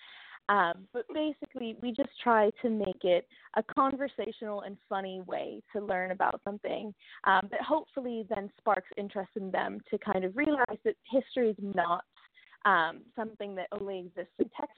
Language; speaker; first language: English; native; English